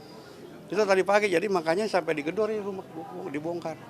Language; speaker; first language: Indonesian; native; Indonesian